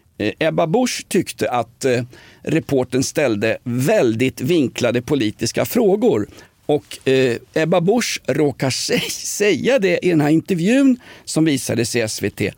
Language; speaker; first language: Swedish; native; Swedish